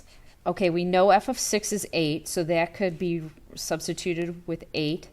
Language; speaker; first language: English; native; English